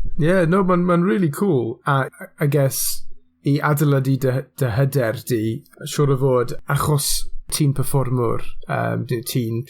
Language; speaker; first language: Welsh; non-native, local second language; English